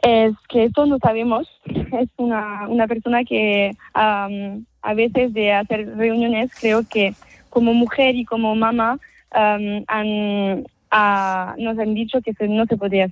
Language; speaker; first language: Spanish; non-native, fluent; French